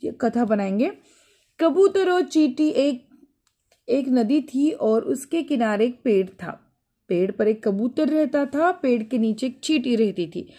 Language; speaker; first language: Hindi; non-native, local second language; Marathi